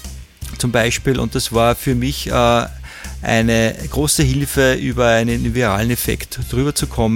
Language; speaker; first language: German; native; German